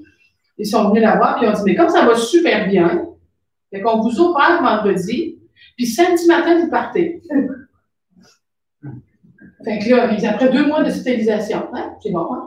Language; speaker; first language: French; native; French